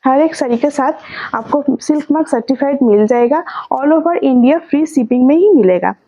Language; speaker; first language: Hindi; non-native, local second language; Bangla